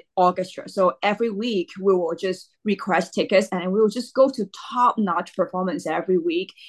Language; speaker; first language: English; non-native, local second language; Cantonese